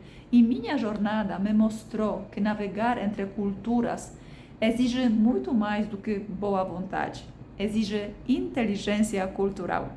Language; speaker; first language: Portuguese; non-native, fluent; Polish